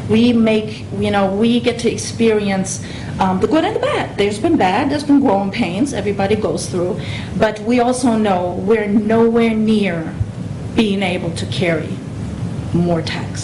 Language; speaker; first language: English; non-native, fluent; German